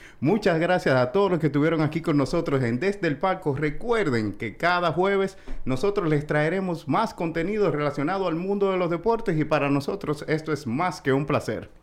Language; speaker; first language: Spanish; native; Spanish